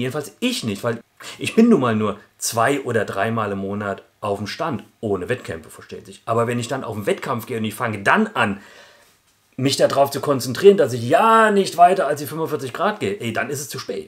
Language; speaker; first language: German; native; German